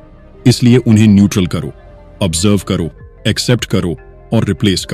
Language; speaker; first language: Hindi; native; Hindi